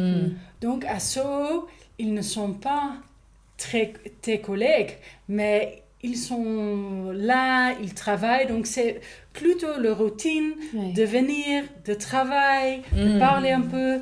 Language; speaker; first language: French; non-native, learner; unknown